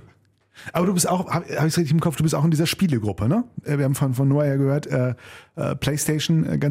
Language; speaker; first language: German; native; German